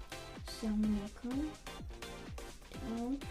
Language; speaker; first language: English; native; English